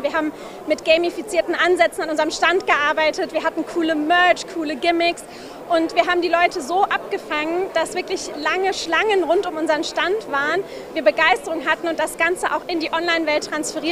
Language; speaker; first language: German; native; German